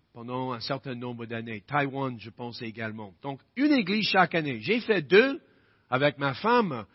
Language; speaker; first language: French; non-native, fluent; English